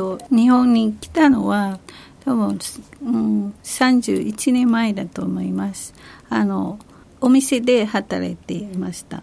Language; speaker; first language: Japanese; non-native, fluent; Filipino